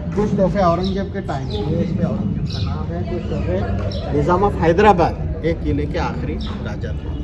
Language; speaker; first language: Hindi; non-native, local second language; Marathi